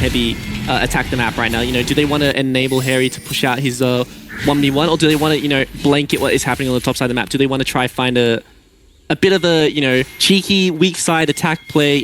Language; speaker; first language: English; native; English